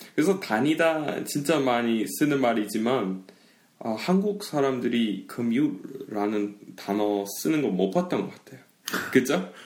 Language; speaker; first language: Korean; early bilingual, heritage; Korean